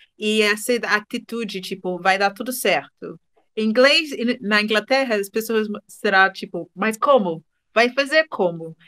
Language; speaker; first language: Portuguese; non-native, fluent; English